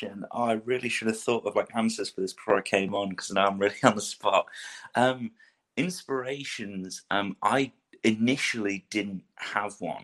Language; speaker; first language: English; native; English